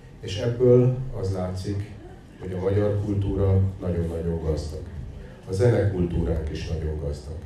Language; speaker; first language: Hungarian; native; Hungarian